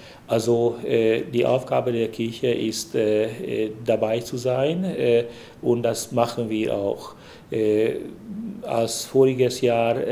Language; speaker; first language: German; non-native, fluent; Hungarian